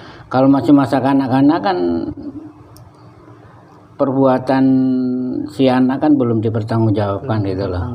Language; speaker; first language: Indonesian; native; Indonesian